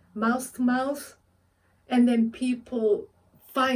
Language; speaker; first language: English; non-native, fluent; Korean